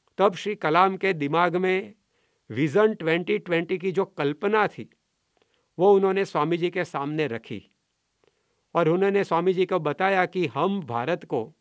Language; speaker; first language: Hindi; non-native, local second language; Gujarati